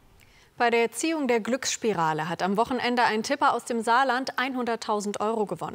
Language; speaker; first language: German; native; German